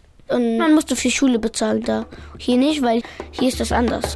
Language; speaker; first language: German; early bilingual, other home language; Pashto